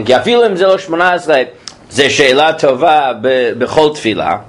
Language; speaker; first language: Hebrew; non-native, fluent; English